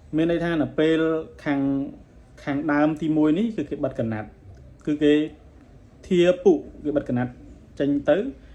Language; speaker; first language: Khmer; native; Khmer